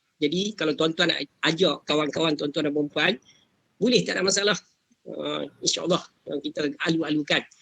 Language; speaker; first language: Malay; native; Malay